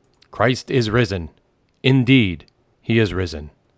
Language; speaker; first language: English; native; English